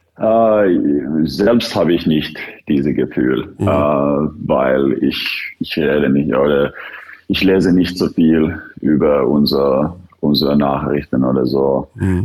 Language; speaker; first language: German; non-native, fluent; Finnish